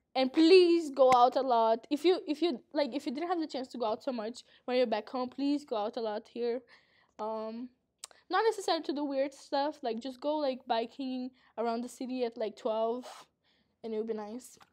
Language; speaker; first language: English; non-native, fluent; Portuguese